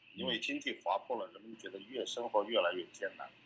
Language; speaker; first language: Chinese; native; Chinese